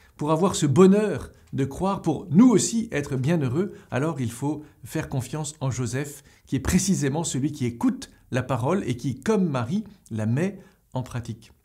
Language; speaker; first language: French; native; French